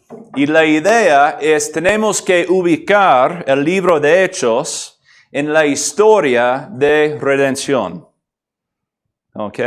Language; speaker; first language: Spanish; non-native, fluent; English